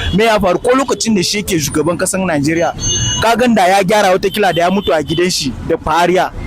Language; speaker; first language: Hausa; non-native, local second language; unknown